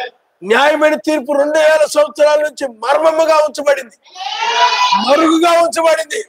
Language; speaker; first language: Telugu; native; Telugu